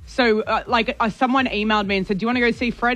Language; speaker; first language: English; native; English